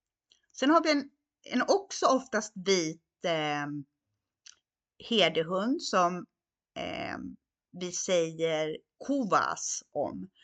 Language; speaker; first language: Swedish; non-native, fluent; Hungarian